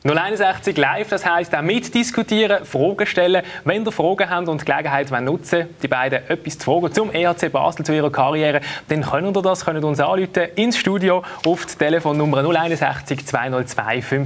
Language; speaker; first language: German; native; German